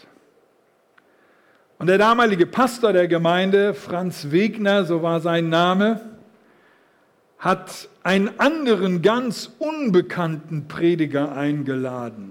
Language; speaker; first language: German; native; German